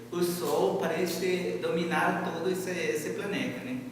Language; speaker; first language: Portuguese; non-native, fluent; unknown